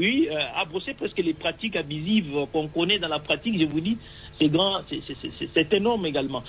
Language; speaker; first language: French; non-native, local second language; Swahili